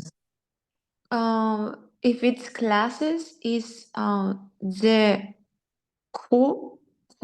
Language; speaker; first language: English; non-native, fluent; Spanish